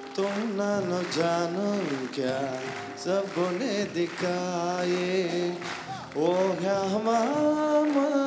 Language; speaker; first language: Hindi; non-native, local second language; Kannada